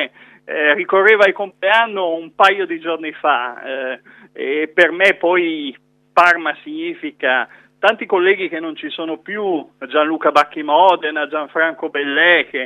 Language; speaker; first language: Italian; native; Italian